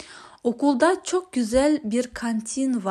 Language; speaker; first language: Turkish; non-native, fluent; Kazakh